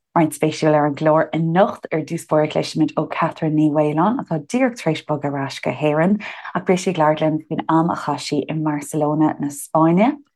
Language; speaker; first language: Irish; non-native, local second language; English